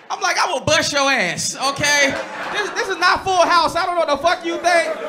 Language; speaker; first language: English; native; English